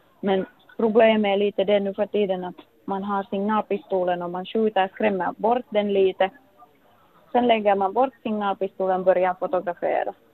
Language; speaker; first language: Swedish; native; Swedish